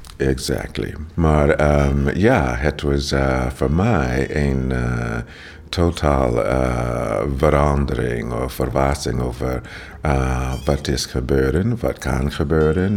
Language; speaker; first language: Dutch; non-native, learner; English